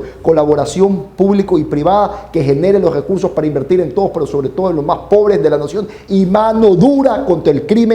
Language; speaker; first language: Spanish; native; Spanish